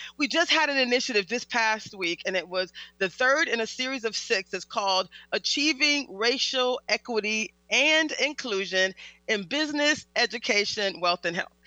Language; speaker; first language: English; native; English